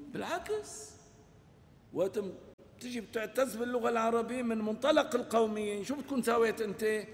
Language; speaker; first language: Arabic; non-native, local second language; Kurdish